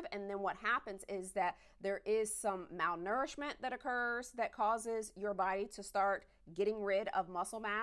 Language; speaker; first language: English; native; English